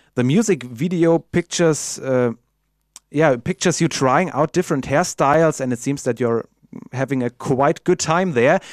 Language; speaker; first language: English; non-native, fluent; German